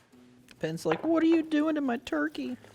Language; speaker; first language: English; native; English